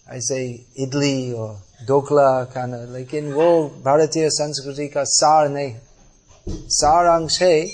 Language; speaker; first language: Hindi; non-native, fluent; English